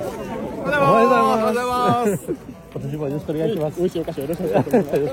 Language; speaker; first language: Japanese; non-native, fluent; French